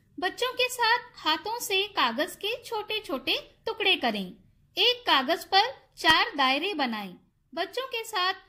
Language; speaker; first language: Urdu; native; Urdu